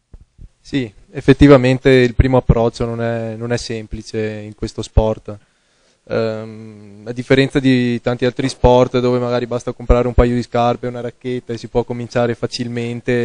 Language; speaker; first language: Italian; native; Italian